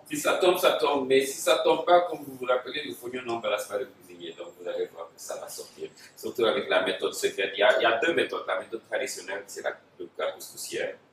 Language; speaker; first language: French; non-native, local second language; Wolof